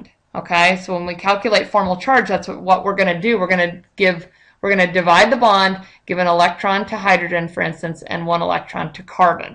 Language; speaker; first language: English; native; English